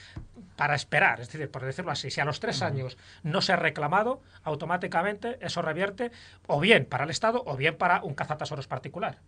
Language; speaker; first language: Spanish; native; Spanish